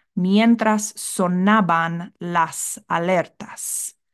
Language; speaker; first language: Spanish; non-native, fluent; English